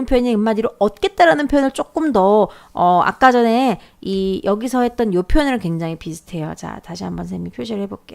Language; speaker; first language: Korean; native; Korean